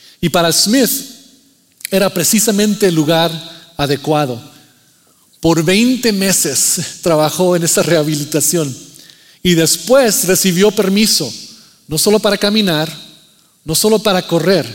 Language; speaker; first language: Spanish; early bilingual, heritage; Spanish